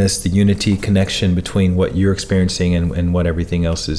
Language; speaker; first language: English; native; English